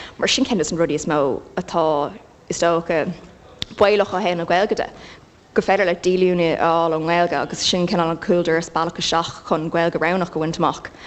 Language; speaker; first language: Irish; native; Irish